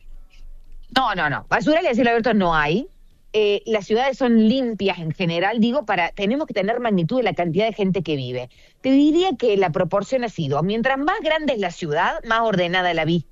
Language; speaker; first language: Spanish; native; Spanish